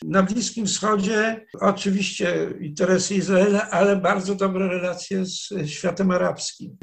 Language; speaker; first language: Polish; native; Polish